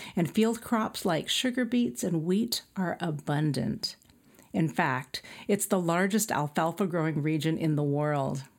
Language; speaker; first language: English; native; English